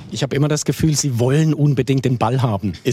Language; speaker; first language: German; native; German